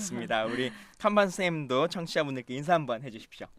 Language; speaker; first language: Korean; native; Korean